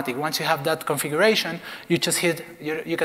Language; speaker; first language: English; non-native, fluent; Spanish